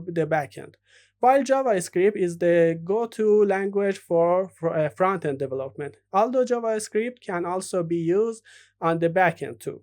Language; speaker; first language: English; non-native, fluent; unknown